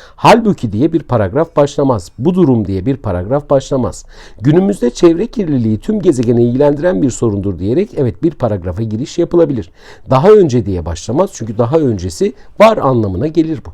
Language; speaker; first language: Turkish; native; Turkish